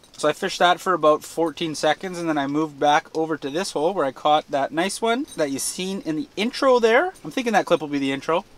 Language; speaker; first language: English; native; English